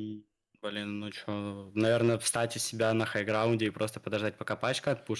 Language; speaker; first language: Russian; native; Russian